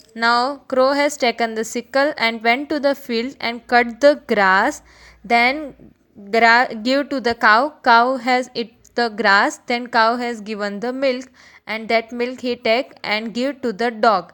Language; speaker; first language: English; non-native, local second language; Gujarati